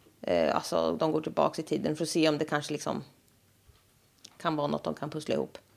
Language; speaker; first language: Swedish; native; Swedish